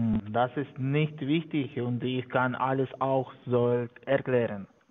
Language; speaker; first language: German; non-native, learner; Latvian